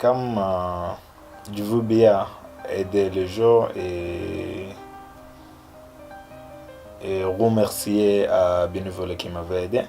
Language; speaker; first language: French; non-native, learner; Arabic